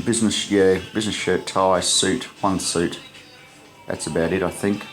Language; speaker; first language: English; native; English